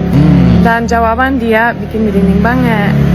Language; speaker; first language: Indonesian; non-native, fluent; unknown